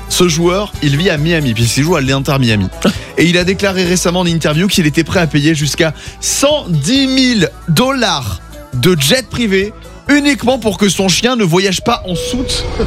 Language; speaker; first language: French; native; French